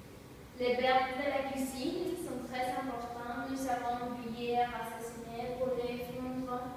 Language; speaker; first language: French; non-native, learner; Spanish